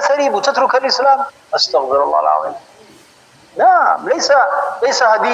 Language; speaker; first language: Arabic; non-native, fluent; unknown